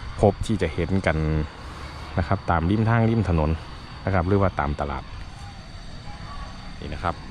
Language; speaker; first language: Thai; non-native, local second language; Lao